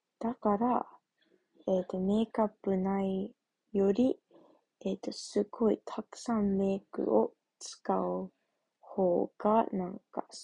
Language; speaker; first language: Japanese; non-native, learner; English